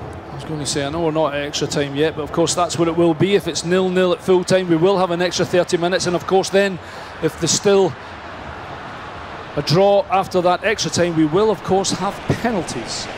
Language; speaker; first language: English; native; English